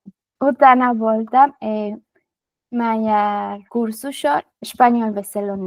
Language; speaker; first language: Hungarian; non-native, learner; Spanish